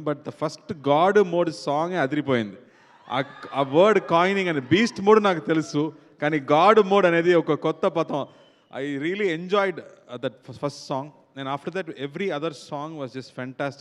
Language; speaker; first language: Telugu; non-native, local second language; Tamil